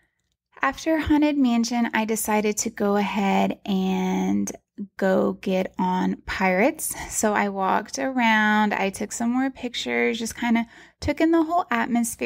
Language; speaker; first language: English; native; English